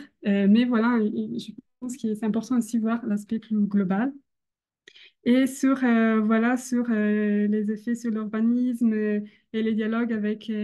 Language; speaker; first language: French; non-native, fluent; Italian